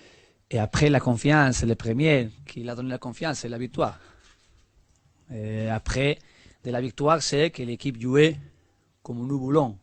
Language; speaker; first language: French; non-native, learner; Spanish